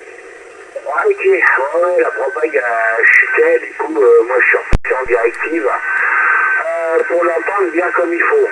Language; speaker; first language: French; native; French